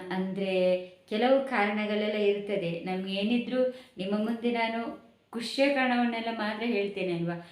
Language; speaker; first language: Kannada; native; Kannada